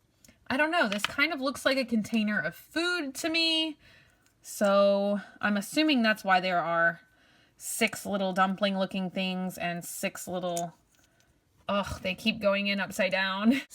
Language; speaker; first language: English; native; English